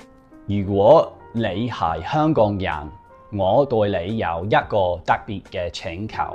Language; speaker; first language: Cantonese; non-native, fluent; English